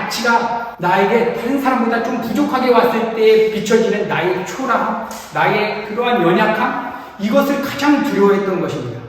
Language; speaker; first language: Korean; native; Korean